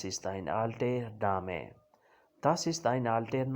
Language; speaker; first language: German; non-native, learner; Urdu